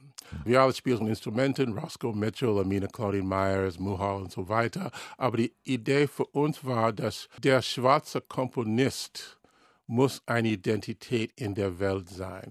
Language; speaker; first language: German; non-native, learner; English